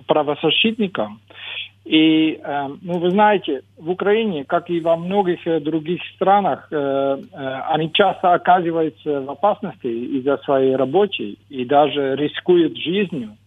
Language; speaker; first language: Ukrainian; non-native, learner; Dutch